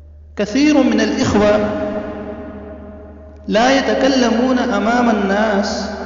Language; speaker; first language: Arabic; non-native, fluent; Urdu